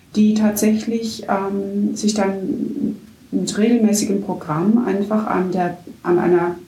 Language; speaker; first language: German; native; German